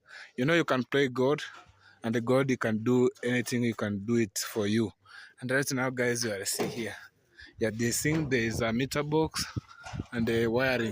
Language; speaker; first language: English; non-native, learner; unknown